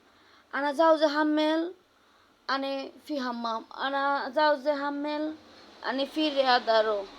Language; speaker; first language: Arabic; non-native, learner; Bangla